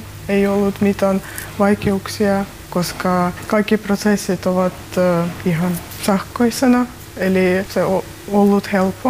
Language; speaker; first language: Finnish; non-native, learner; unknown